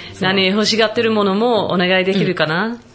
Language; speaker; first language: Japanese; non-native, fluent; English